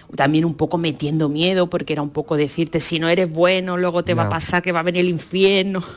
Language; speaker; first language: Spanish; native; Spanish